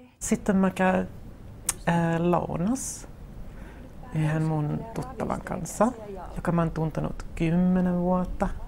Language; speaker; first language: Finnish; non-native, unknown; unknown